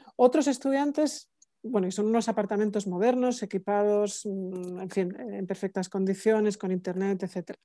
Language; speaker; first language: Spanish; native; Spanish